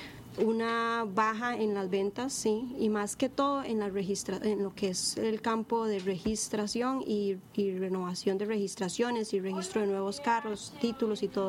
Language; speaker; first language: Spanish; native; Spanish